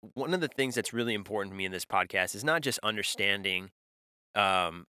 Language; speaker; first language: English; native; English